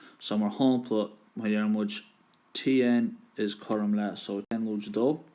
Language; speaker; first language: Irish; native; Irish